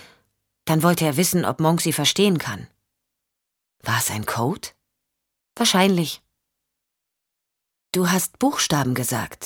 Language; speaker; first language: German; native; German